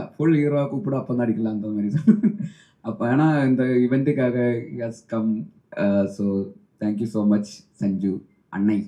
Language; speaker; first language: Tamil; non-native, learner; Malayalam